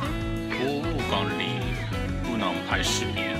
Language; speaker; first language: Chinese; non-native, learner; Japanese